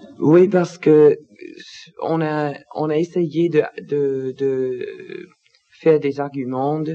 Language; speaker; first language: French; non-native, learner; Danish